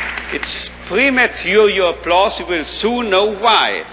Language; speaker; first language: English; non-native, fluent; German